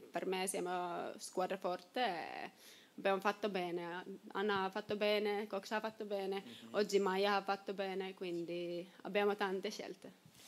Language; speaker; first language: Italian; non-native, learner; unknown